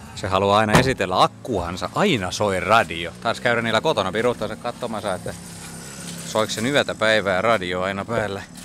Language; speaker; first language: Finnish; native; Finnish